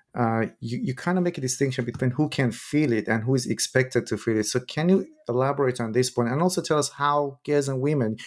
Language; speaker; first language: English; non-native, fluent; Persian